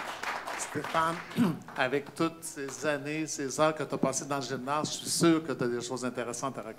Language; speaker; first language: French; native; French